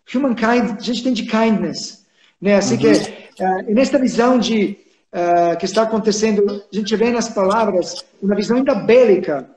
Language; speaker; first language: Portuguese; non-native, fluent; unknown